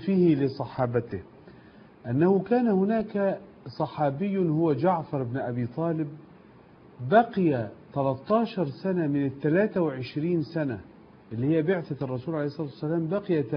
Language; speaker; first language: Arabic; native; Arabic